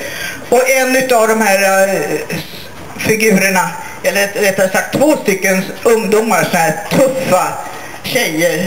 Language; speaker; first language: Swedish; native; Swedish